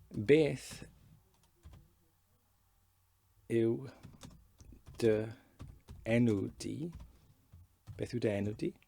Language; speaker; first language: Welsh; non-native, learner; English